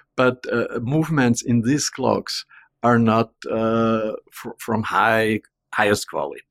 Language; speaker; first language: English; non-native, fluent; German